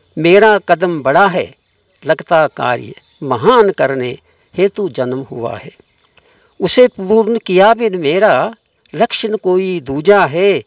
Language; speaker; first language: Hindi; non-native, local second language; Kashmiri